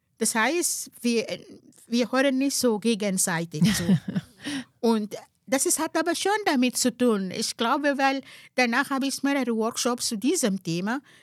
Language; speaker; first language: German; non-native, fluent; Arabic